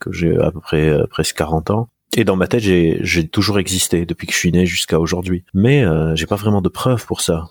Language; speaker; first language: French; non-native, local second language; Arabic